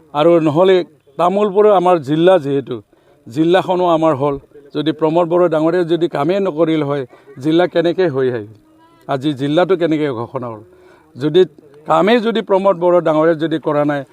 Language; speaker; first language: Assamese; non-native, local second language; Bodo